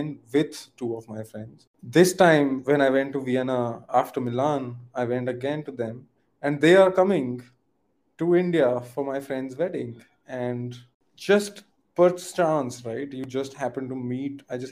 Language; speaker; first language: English; non-native, local second language; Hindi